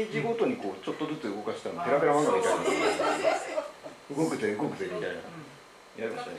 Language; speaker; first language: Japanese; native; Japanese